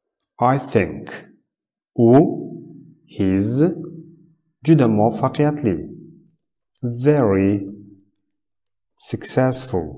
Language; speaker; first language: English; non-native, fluent; Uzbek